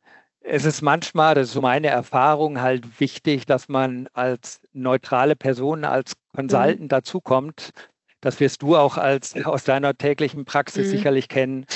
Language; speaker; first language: German; native; German